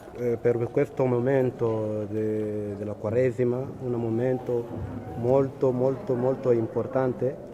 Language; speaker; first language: Italian; non-native, fluent; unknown